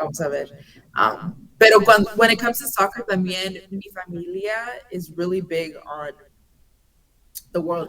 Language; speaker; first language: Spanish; early bilingual, heritage; English